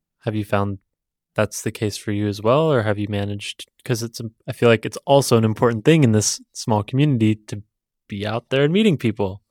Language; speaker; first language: English; native; English